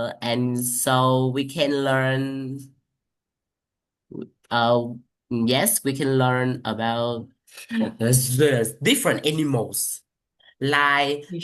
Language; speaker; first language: English; non-native, learner; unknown